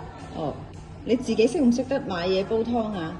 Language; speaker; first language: Cantonese; native; Cantonese